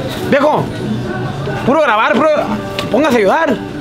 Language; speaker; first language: Spanish; early bilingual, heritage; Spanish